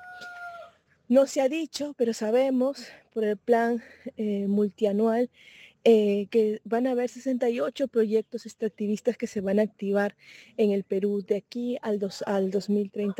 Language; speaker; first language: Spanish; native; Spanish